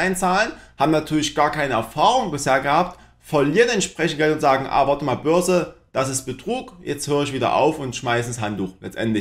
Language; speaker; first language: German; native; German